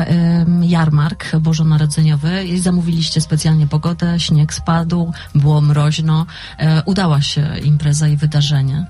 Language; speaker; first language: Polish; native; Polish